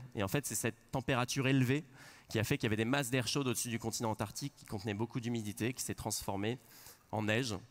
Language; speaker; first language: French; native; French